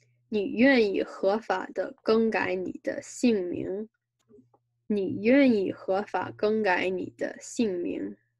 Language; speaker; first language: Chinese; native; Chinese